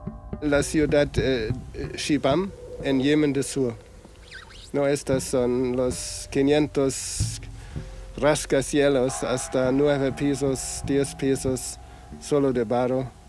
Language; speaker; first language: Spanish; non-native, fluent; German